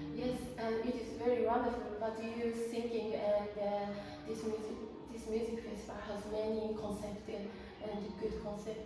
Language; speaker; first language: English; non-native, learner; Japanese